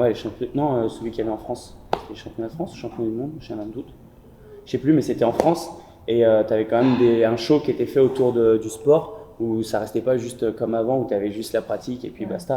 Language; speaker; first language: French; native; French